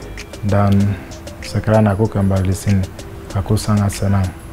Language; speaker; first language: Indonesian; non-native, fluent; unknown